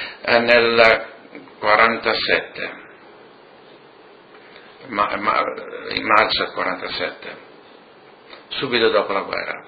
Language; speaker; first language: Italian; non-native, local second language; Friulian